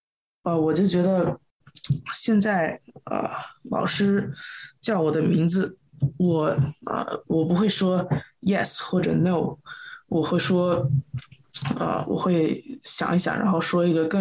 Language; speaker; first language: Chinese; early bilingual, heritage; Chinese